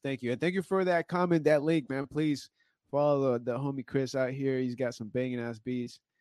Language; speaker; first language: English; early bilingual, other home language; Spanish